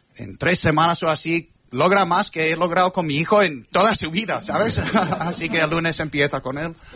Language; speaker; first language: Spanish; non-native, fluent; English